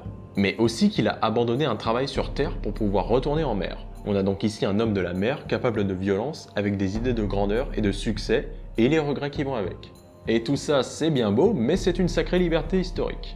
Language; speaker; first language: French; native; French